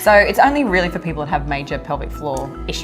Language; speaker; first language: English; native; English